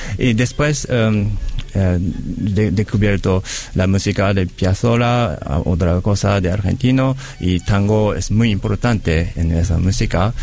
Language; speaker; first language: Spanish; non-native, learner; Japanese